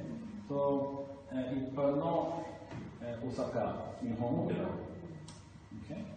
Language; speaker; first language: Japanese; non-native, fluent; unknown